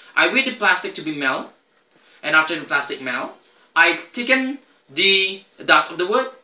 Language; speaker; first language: English; non-native, learner; Indonesian